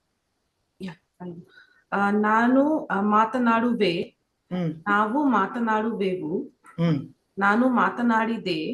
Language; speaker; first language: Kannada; non-native, learner; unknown